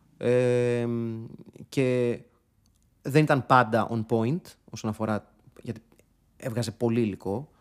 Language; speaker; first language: Greek; native; Greek